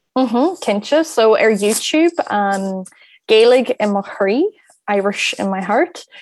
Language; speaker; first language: Irish; non-native, local second language; English